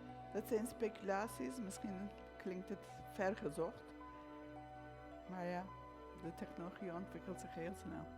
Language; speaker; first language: Dutch; non-native, fluent; Turkish